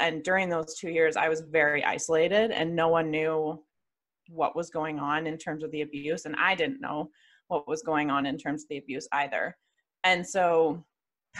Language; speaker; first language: English; native; English